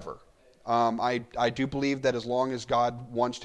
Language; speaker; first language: English; native; English